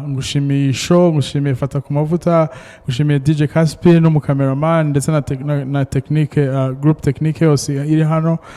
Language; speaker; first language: Kinyarwanda; native; Kinyarwanda